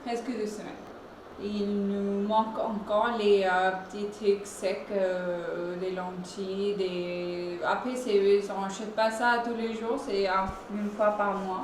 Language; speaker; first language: French; non-native, fluent; Hindi